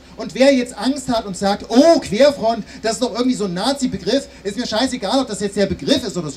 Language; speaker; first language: German; native; German